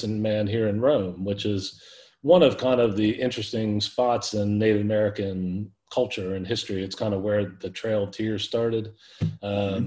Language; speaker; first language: English; native; English